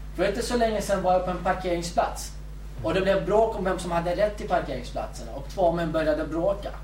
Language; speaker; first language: Swedish; early bilingual, other home language; Kurdish